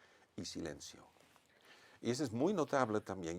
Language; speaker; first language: Spanish; non-native, fluent; Dutch